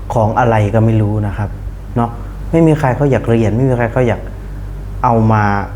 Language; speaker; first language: Thai; non-native, fluent; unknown